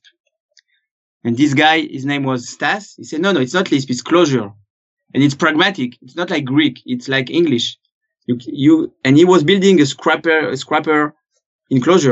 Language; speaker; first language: English; non-native, fluent; French